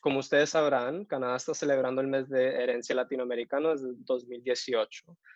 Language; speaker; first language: Spanish; early bilingual, heritage; Spanish